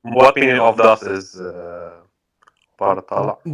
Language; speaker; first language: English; non-native, learner; Arabic